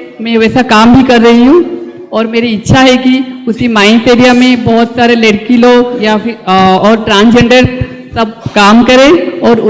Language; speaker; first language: Hindi; non-native, local second language; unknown